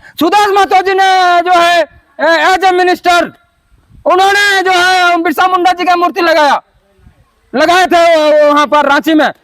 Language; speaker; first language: Hindi; non-native, local second language; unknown